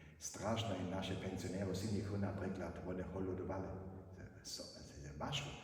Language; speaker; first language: Ukrainian; non-native, fluent; German